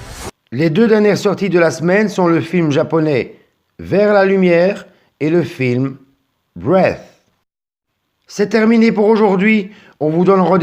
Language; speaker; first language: French; native; French